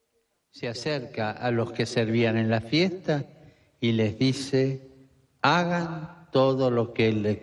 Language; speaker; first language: Spanish; native; Spanish